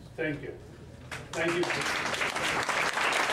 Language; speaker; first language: English; native; English